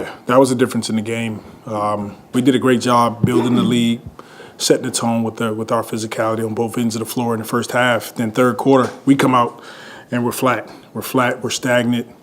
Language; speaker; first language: English; native; English